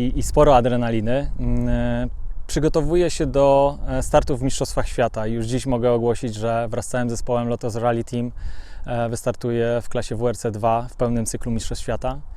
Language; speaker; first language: Polish; native; Polish